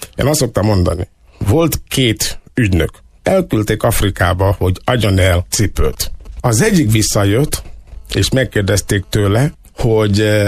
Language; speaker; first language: Hungarian; non-native, fluent; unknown